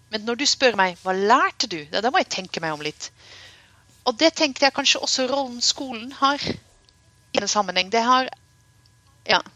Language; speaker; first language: Norwegian; non-native, fluent; Dutch